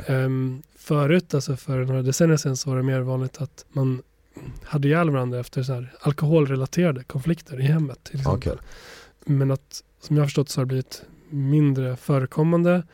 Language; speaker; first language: Swedish; early bilingual, other home language; Albanian